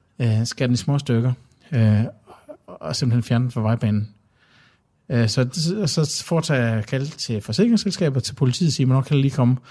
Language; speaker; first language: Danish; native; Danish